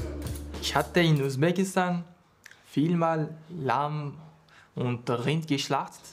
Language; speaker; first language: German; non-native, learner; Uzbek